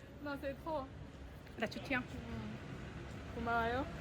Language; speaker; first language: Korean; non-native, learner; French